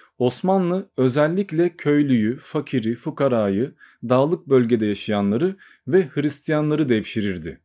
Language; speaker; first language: Turkish; native; Turkish